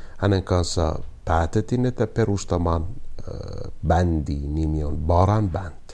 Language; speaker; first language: Finnish; non-native, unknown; Kurdish